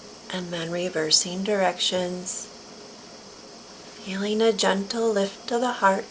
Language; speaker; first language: English; native; English